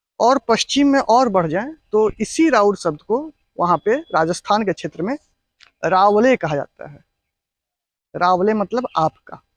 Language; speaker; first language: Hindi; native; Hindi